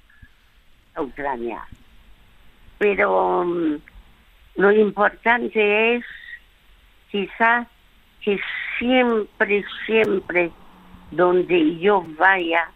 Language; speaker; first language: Spanish; early bilingual, other home language; French